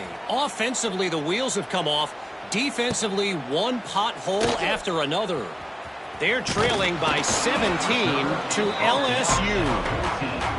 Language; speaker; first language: English; native; English